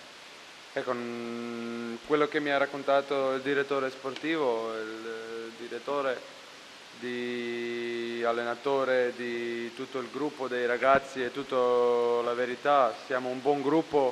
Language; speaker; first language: Italian; non-native, fluent; Croatian